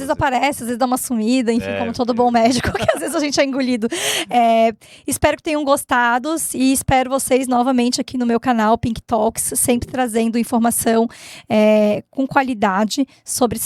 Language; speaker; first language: Portuguese; native; Portuguese